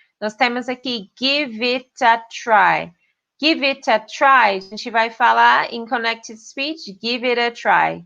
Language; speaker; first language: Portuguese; non-native, fluent; English